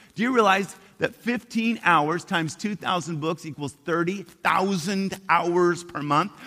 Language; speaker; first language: English; native; English